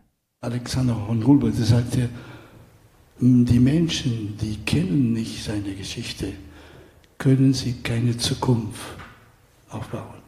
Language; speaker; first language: German; non-native, fluent; Catalan